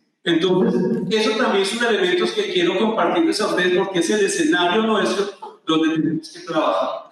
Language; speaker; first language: Spanish; native; Spanish